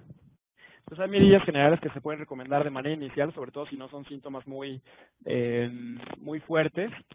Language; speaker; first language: Spanish; native; Spanish